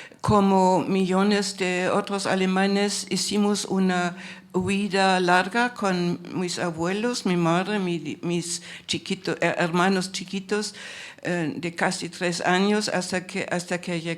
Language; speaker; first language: Spanish; non-native, fluent; German